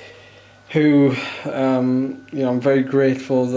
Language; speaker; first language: English; native; English